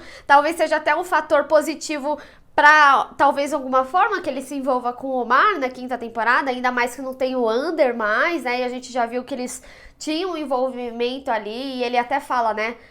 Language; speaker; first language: Portuguese; native; Portuguese